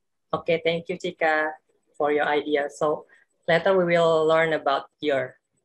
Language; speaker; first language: English; non-native, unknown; Indonesian